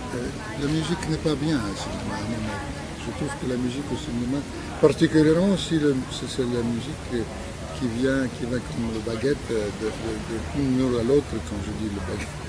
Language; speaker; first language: French; non-native, fluent; Russian